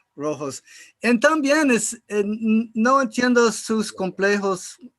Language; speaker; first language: Spanish; non-native, fluent; English